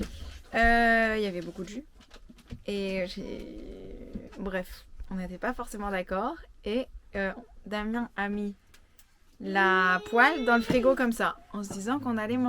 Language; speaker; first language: French; native; French